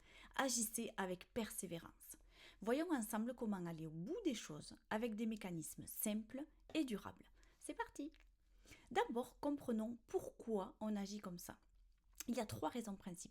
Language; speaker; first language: French; native; French